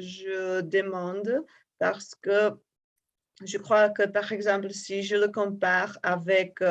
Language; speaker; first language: French; non-native, fluent; Czech